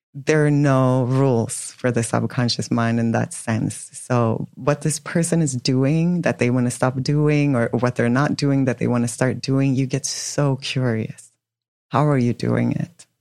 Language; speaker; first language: English; non-native, fluent; Swedish